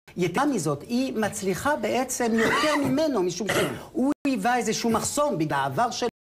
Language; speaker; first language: Hebrew; non-native, fluent; French